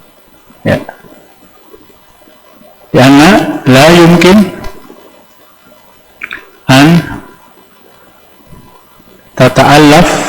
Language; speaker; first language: Arabic; non-native, fluent; Indonesian